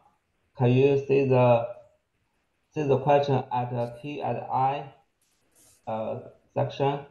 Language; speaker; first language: English; non-native, fluent; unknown